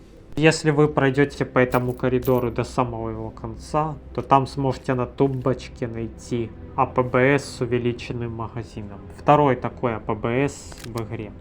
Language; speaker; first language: Russian; native; Russian